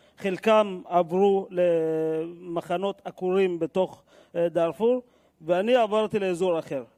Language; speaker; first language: Hebrew; non-native, fluent; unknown